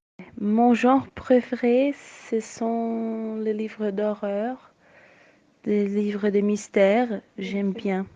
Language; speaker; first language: French; non-native, fluent; Portuguese